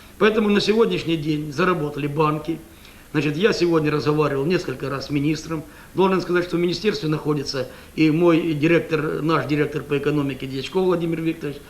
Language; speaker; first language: Russian; native; Russian